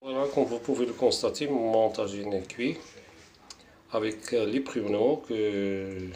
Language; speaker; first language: French; non-native, local second language; Arabic